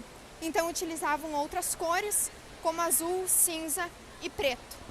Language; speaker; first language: Portuguese; native; Portuguese